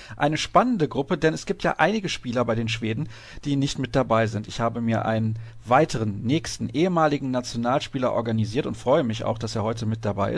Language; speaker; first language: German; native; German